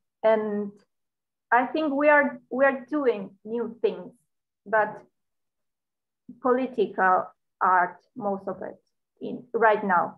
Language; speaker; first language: English; non-native, learner; Spanish